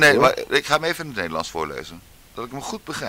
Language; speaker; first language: Dutch; native; Dutch